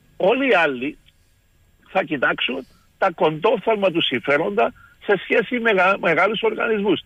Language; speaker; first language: Greek; native; Greek